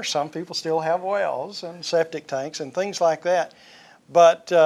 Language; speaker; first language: English; native; English